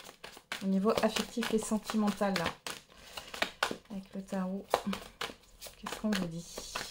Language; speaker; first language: French; native; French